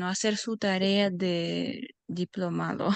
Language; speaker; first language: Spanish; non-native, fluent; Russian